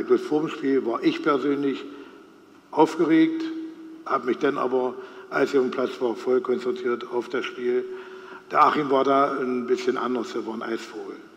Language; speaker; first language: German; native; German